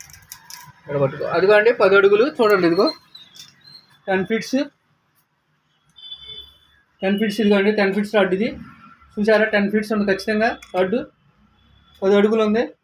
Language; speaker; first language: Telugu; native; Telugu